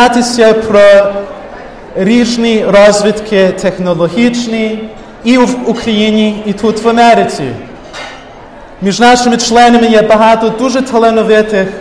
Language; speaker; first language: Ukrainian; early bilingual, heritage; Ukrainian